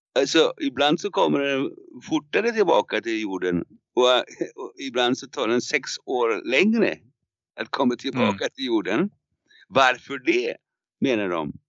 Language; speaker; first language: Swedish; non-native, fluent; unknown